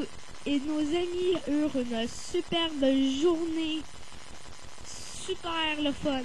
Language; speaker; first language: French; native; French